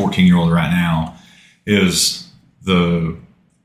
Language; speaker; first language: English; native; English